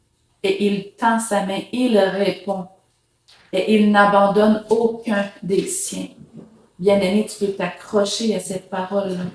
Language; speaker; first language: French; native; French